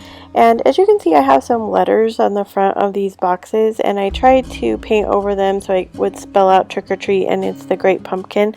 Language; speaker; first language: English; native; English